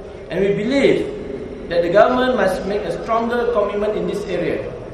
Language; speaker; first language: English; non-native, local second language; Malay